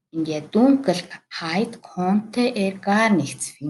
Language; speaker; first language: German; non-native, learner; Mongolian